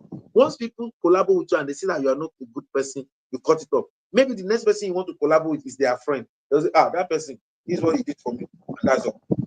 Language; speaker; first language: English; non-native, local second language; Yoruba